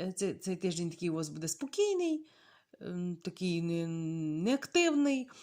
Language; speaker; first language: Ukrainian; native; Ukrainian